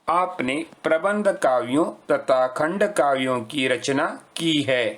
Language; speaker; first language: Hindi; non-native, local second language; Kannada